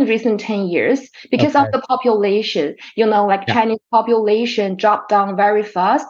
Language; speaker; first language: English; non-native, fluent; Chinese